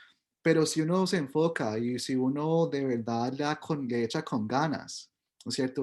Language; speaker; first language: Spanish; early bilingual, heritage; Spanish